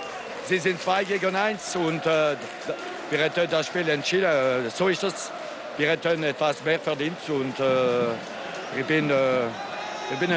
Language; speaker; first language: German; non-native, local second language; French